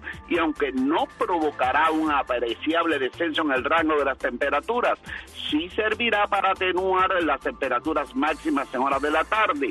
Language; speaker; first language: Spanish; native; Spanish